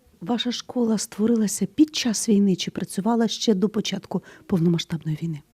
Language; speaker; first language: Ukrainian; native; Ukrainian